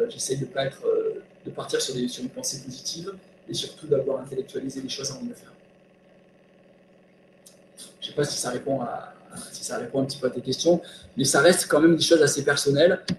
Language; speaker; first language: French; native; French